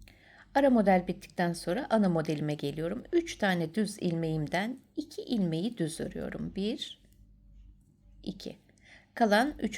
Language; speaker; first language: Turkish; native; Turkish